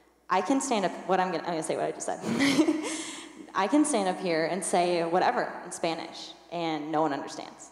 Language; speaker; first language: English; native; English